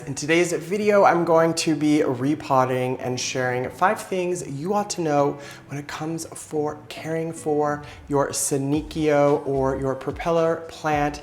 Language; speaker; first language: English; native; English